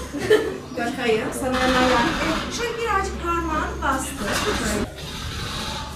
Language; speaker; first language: Turkish; native; Turkish